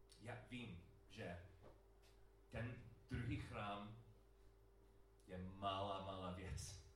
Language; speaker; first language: Czech; non-native, learner; English